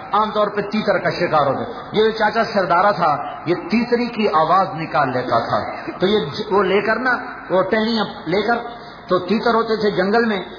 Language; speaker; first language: Urdu; non-native, local second language; Punjabi